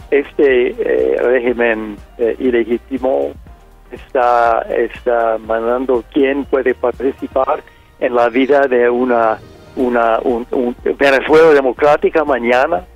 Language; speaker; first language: Spanish; non-native, fluent; English